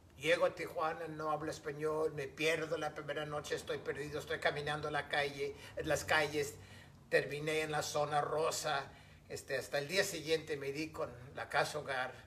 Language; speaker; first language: Spanish; non-native, fluent; English